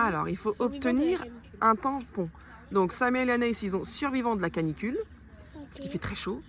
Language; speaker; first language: French; native; French